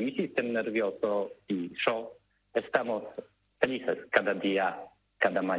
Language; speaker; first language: Spanish; non-native, learner; Polish